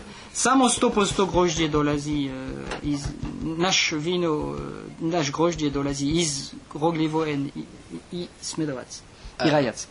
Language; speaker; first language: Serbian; non-native, learner; French